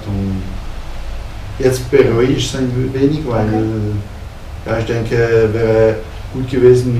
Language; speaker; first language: German; non-native, fluent; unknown